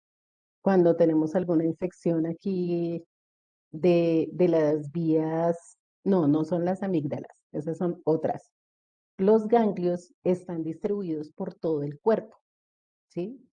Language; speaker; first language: Spanish; native; Spanish